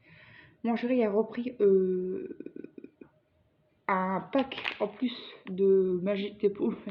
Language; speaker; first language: French; native; French